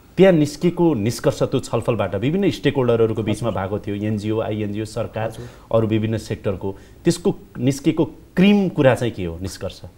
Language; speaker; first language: Nepali; native; Nepali